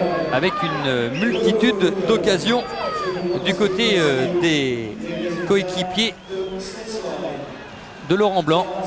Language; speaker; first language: French; native; French